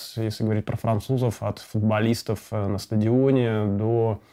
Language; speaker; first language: Russian; native; Russian